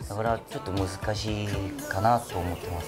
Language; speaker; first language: Japanese; non-native, fluent; Korean